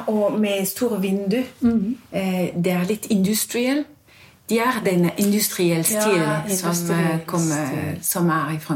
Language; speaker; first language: Norwegian; non-native, fluent; French